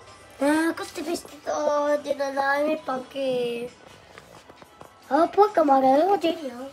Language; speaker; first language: Italian; non-native, learner; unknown